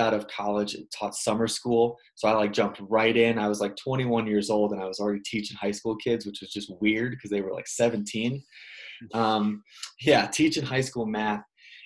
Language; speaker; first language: English; native; English